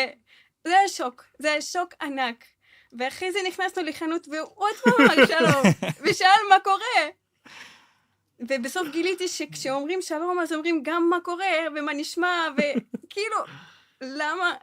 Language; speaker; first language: Hebrew; non-native, fluent; Russian